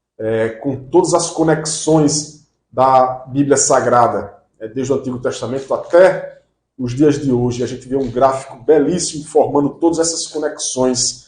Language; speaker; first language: Portuguese; native; Portuguese